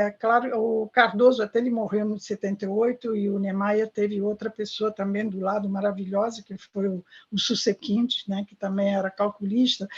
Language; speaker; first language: Portuguese; non-native, fluent; Italian